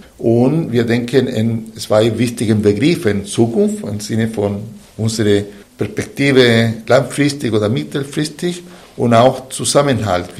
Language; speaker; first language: German; non-native, fluent; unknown